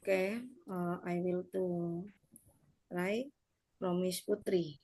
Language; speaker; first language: English; non-native, learner; Indonesian